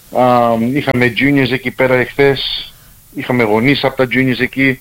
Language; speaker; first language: Greek; early bilingual, heritage; Greek